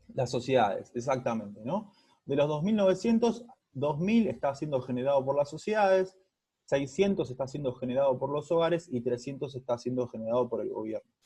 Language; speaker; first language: Spanish; native; Spanish